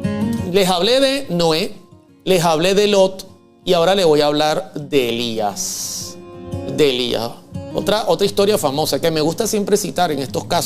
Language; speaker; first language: Spanish; native; Spanish